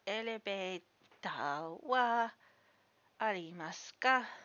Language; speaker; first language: Japanese; non-native, learner; English